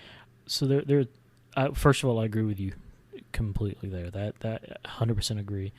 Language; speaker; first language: English; native; English